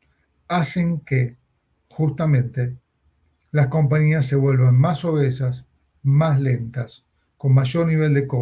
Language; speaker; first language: Spanish; native; Spanish